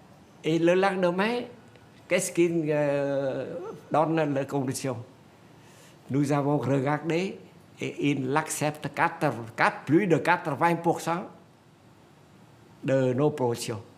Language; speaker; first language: French; non-native, fluent; Vietnamese